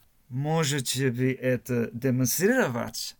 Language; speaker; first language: Russian; non-native, learner; German